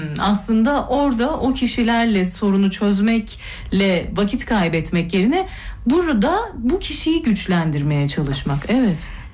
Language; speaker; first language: Turkish; native; Turkish